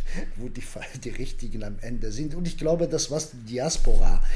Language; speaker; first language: German; non-native, fluent; Arabic